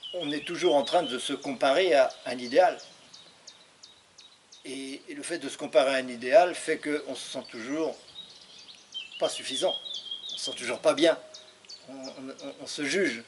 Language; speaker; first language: French; native; French